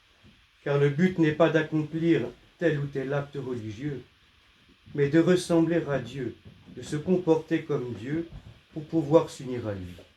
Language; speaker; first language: French; native; French